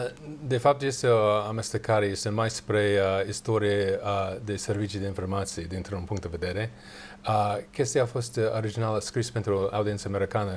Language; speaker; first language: Romanian; non-native, learner; English